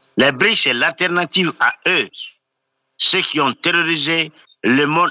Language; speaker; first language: French; non-native, local second language; Bambara